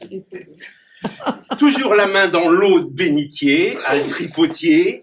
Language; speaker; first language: French; native; French